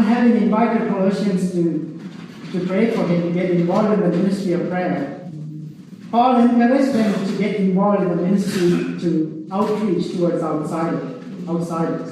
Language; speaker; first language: English; non-native, local second language; Sinhala